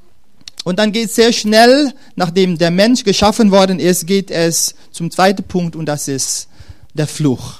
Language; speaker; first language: German; non-native, fluent; Dutch